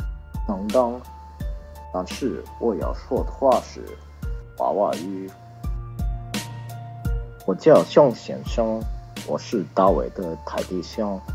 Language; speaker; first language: Chinese; non-native, learner; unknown